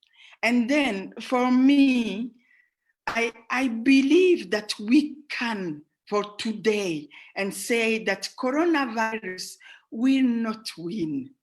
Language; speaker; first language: English; non-native, fluent; Rundi